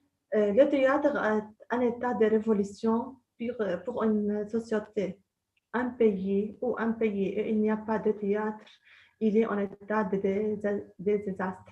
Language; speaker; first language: French; non-native, local second language; Arabic